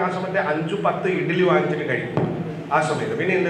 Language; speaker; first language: Malayalam; non-native, learner; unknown